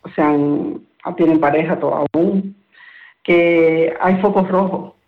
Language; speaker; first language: Spanish; native; Spanish